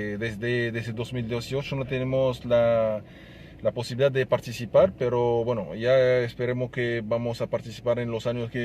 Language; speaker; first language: Spanish; non-native, fluent; Arabic